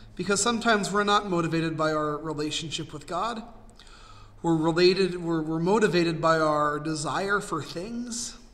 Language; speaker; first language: English; native; English